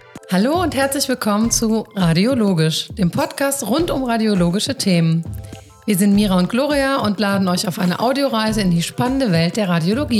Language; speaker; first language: German; native; German